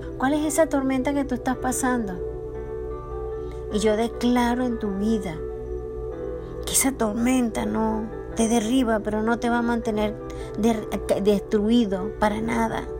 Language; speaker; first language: Spanish; native; Spanish